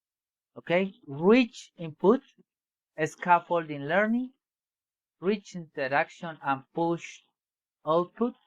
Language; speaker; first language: English; non-native, learner; Spanish